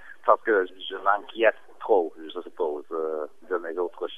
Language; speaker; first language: French; non-native, fluent; English